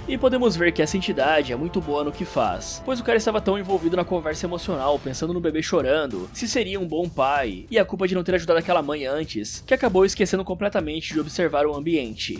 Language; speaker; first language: Portuguese; native; Portuguese